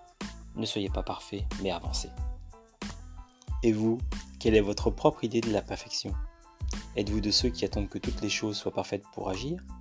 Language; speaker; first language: French; native; French